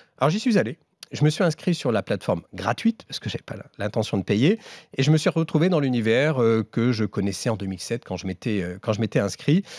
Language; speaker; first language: French; native; French